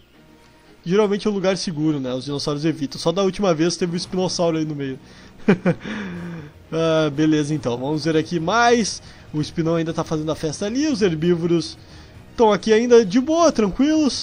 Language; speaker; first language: Portuguese; native; Portuguese